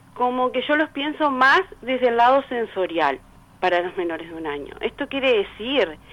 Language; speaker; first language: Spanish; native; Spanish